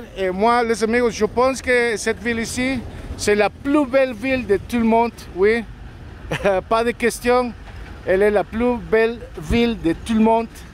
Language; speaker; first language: French; non-native, learner; Spanish